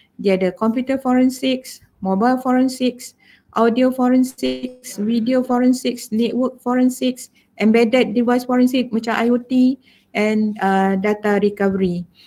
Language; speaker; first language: English; non-native, local second language; Malay